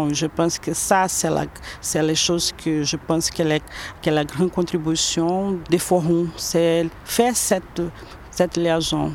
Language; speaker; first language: French; non-native, learner; Portuguese